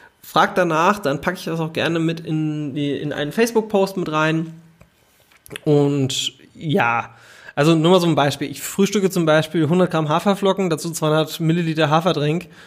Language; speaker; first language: German; native; German